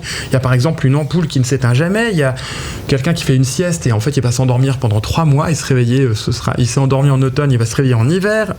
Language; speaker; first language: French; native; French